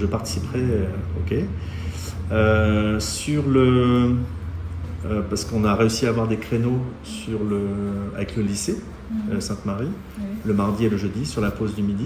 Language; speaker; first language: French; native; French